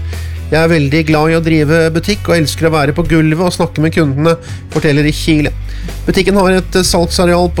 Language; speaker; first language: Norwegian; native; Norwegian